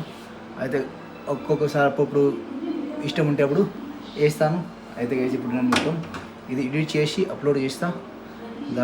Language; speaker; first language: Telugu; non-native, learner; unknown